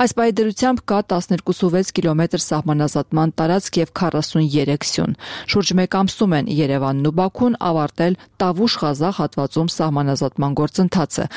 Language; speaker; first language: Armenian; native; Armenian